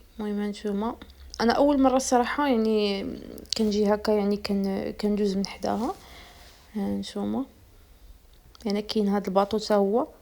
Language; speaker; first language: Arabic; native; Arabic